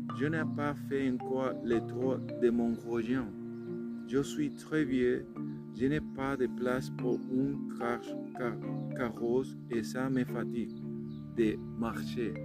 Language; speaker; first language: French; non-native, learner; Spanish